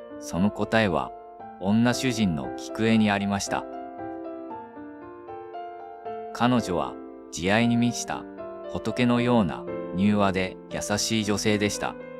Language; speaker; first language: Japanese; native; Japanese